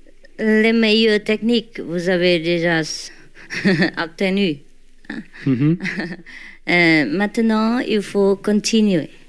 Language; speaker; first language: French; non-native, learner; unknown